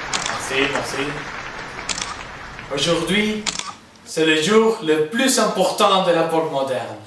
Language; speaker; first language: French; non-native, learner; Spanish